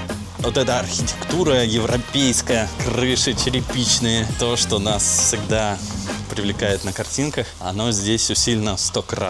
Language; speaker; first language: Russian; native; Russian